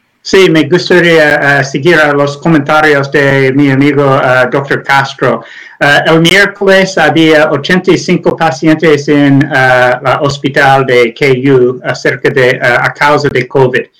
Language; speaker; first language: Spanish; non-native, learner; English